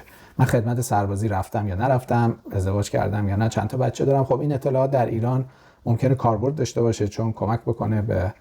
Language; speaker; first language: Persian; native; Persian